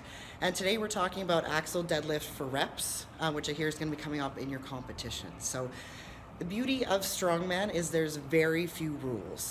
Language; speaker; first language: English; native; English